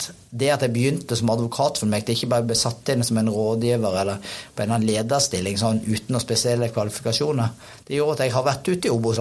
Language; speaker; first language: Norwegian; native; Norwegian